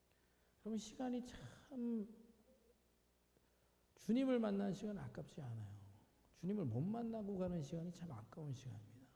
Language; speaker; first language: Korean; native; Korean